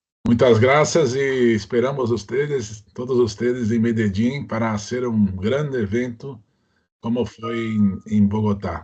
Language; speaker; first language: Spanish; non-native, learner; Portuguese